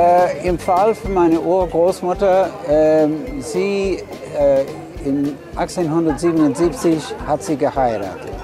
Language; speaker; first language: German; non-native, learner; English